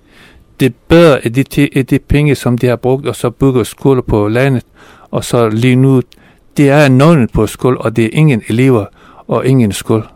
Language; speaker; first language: Danish; non-native, fluent; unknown